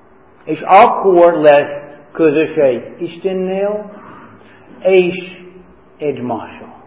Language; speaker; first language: Hungarian; non-native, fluent; English